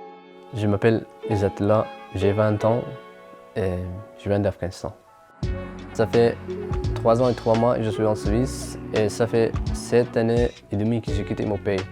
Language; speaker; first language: French; non-native, learner; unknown